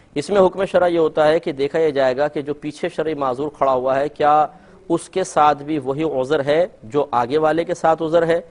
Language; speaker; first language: Urdu; native; Urdu